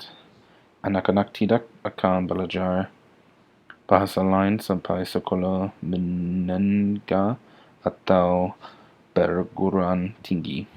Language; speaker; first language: Indonesian; non-native, learner; English